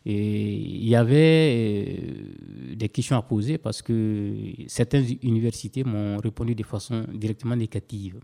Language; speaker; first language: French; non-native, local second language; Bambara